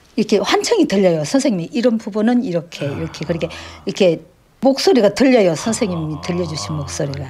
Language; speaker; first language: Korean; native; Korean